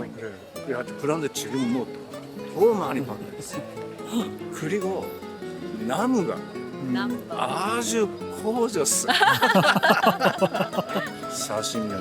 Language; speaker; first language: Korean; non-native, fluent; Japanese